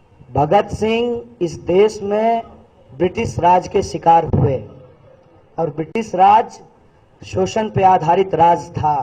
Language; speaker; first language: Hindi; native; Hindi